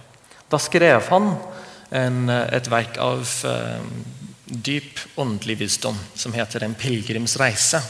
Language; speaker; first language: Norwegian; non-native, fluent; English